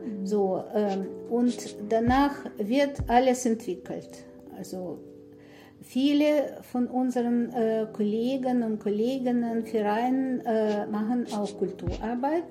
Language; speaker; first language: German; non-native, fluent; Russian